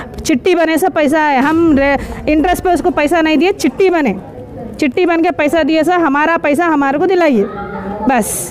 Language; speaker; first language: Hindi; non-native, local second language; Urdu